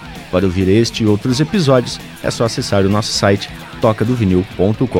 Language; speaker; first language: Portuguese; native; Portuguese